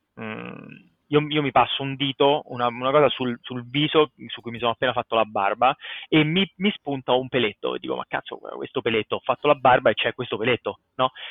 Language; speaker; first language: Italian; native; Italian